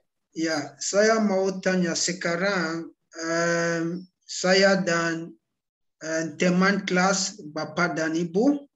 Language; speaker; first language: Indonesian; non-native, learner; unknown